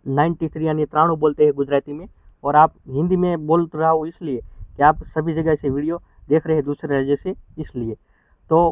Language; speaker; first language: Hindi; non-native, local second language; Gujarati